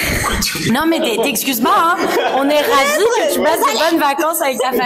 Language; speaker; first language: French; native; French